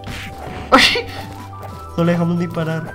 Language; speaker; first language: Spanish; native; Spanish